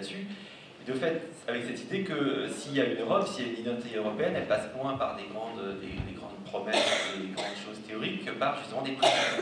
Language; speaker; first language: French; native; French